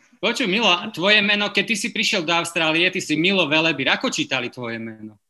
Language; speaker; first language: Slovak; native; Slovak